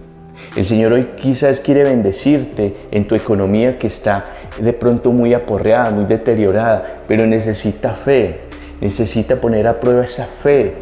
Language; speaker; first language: Spanish; native; Spanish